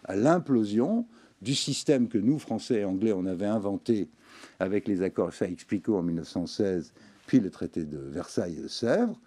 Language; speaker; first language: French; native; French